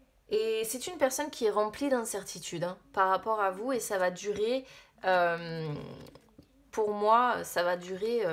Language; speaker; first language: French; native; French